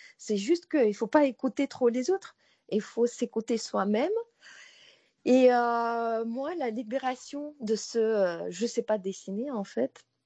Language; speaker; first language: French; non-native, fluent; Russian